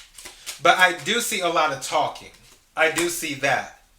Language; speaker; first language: English; native; English